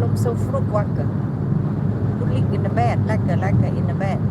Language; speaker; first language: Dutch; non-native, learner; Thai